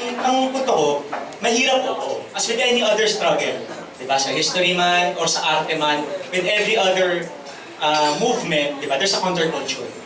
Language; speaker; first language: Filipino; native; Filipino